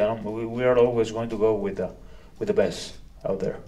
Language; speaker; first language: English; non-native, fluent; Spanish